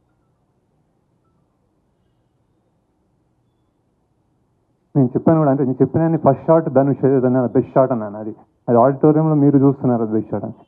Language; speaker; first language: Telugu; native; Telugu